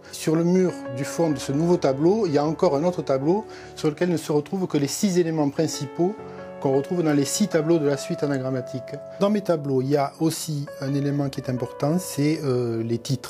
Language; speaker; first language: French; native; French